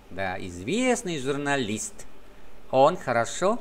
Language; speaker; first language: Russian; non-native, fluent; Vietnamese